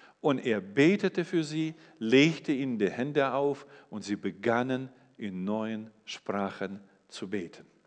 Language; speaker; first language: German; non-native, fluent; English